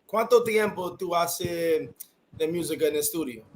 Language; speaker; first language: Spanish; non-native, learner; English